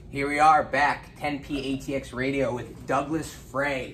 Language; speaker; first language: English; native; English